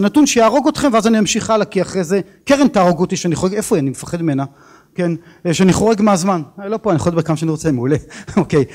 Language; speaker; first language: Hebrew; native; Hebrew